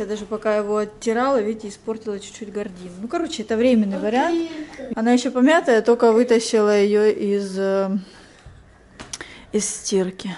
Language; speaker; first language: Russian; native; Russian